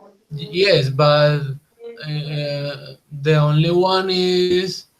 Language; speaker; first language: English; non-native, learner; Spanish